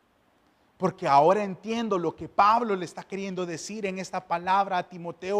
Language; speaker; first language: Spanish; native; Spanish